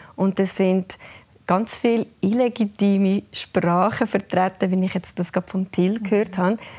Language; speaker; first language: German; early bilingual, other home language; Albanian